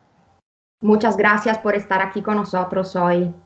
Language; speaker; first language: Spanish; non-native, fluent; Italian